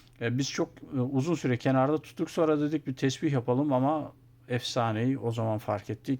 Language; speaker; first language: Turkish; native; Turkish